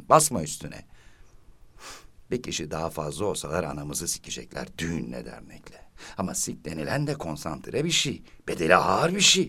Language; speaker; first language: Turkish; native; Turkish